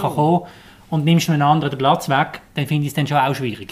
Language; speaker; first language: German; native; German